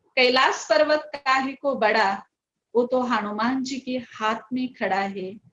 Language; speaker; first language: Hindi; non-native, local second language; Marathi